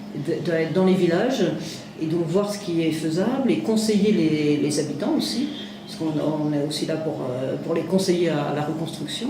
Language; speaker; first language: French; native; French